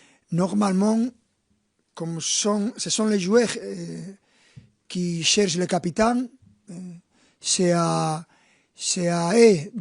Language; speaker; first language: French; non-native, fluent; Spanish